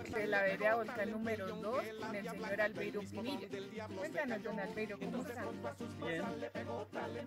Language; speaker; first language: Spanish; native; Spanish